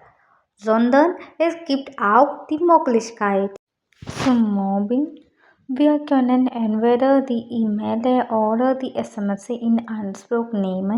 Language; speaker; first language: German; non-native, learner; Malayalam